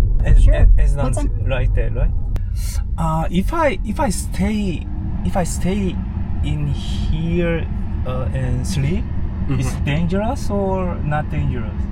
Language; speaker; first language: English; non-native, learner; Korean